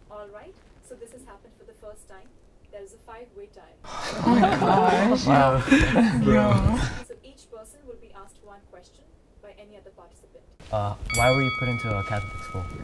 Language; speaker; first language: English; early bilingual, other home language; Bangla